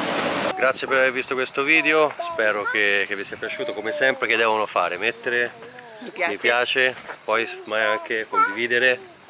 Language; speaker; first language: Italian; native; Italian